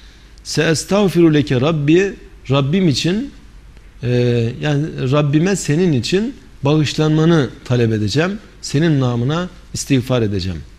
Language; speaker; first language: Turkish; native; Turkish